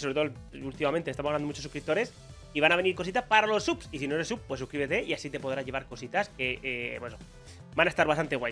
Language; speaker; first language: Spanish; native; Spanish